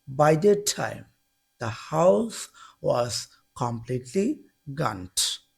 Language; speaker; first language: English; non-native, local second language; Bangla